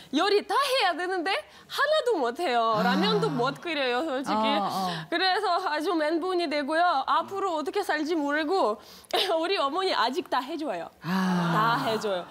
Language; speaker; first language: Korean; non-native, fluent; Russian